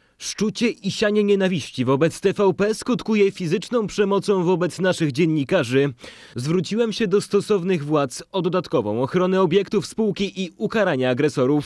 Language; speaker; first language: Polish; native; Polish